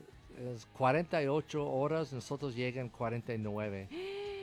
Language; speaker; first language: Spanish; non-native, learner; English